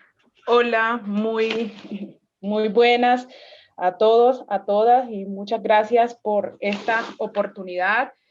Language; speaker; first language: Spanish; native; Spanish